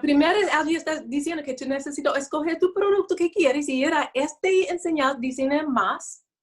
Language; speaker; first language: Spanish; non-native, learner; English